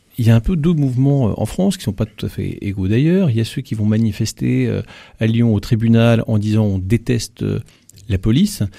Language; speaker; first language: French; native; French